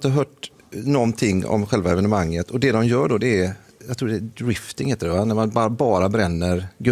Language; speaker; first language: Swedish; native; Swedish